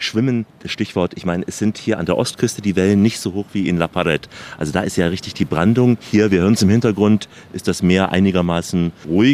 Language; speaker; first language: German; native; German